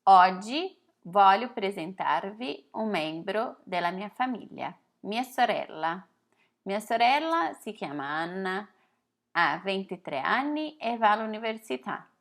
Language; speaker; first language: Italian; non-native, fluent; Portuguese